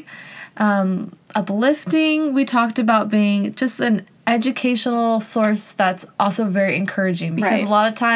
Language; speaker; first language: English; native; English